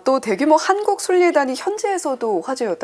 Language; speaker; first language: Korean; native; Korean